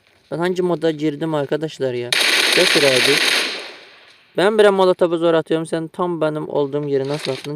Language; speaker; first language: Turkish; non-native, learner; Azerbaijani